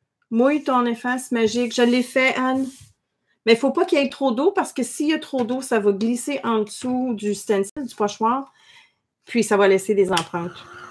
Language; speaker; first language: French; native; French